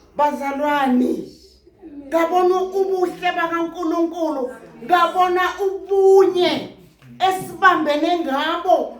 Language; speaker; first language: Zulu; native; Zulu